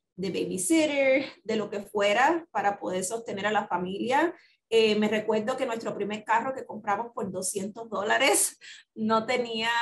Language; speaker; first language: Spanish; native; Spanish